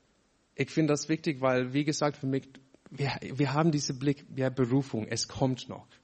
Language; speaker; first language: German; non-native, fluent; English